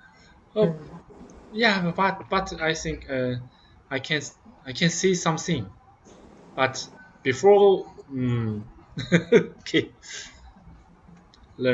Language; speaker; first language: English; non-native, learner; Vietnamese